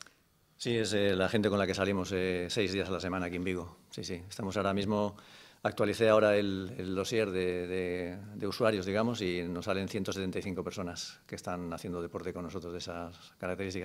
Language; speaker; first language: Spanish; native; Spanish